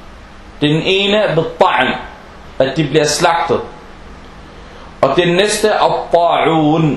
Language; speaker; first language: Danish; early bilingual, other home language; Arabic